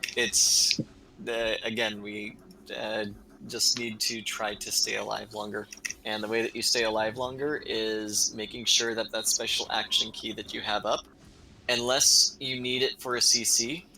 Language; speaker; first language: English; native; English